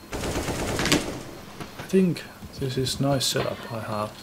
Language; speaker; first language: English; non-native, fluent; Finnish